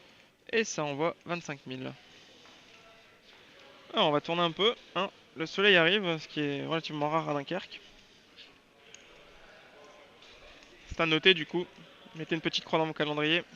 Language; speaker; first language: French; native; French